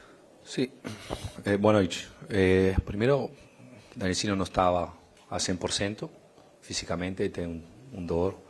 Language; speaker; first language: Portuguese; non-native, fluent; Spanish